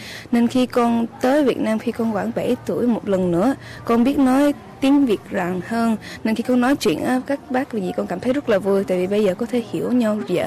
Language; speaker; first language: Vietnamese; early bilingual, heritage; English